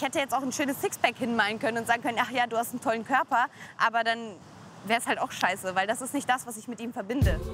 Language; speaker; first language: German; native; German